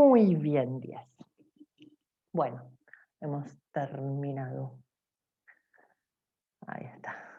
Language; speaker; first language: Spanish; native; Spanish